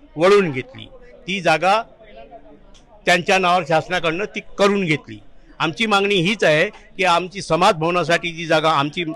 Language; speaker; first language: Marathi; non-native, local second language; Lambadi